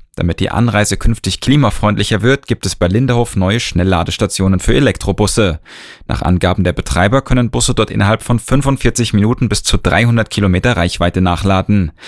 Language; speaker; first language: German; native; German